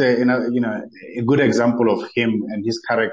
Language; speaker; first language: English; non-native, local second language; Southern Sotho